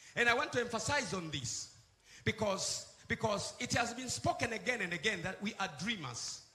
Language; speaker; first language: English; non-native, local second language; Swahili